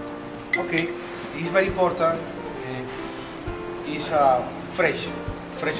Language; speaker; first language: English; non-native, learner; Spanish